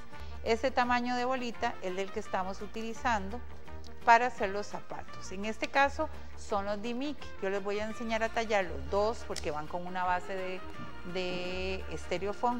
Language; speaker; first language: Spanish; native; Spanish